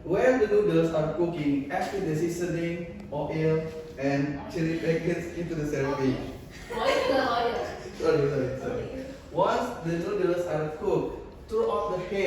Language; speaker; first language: English; non-native, learner; Indonesian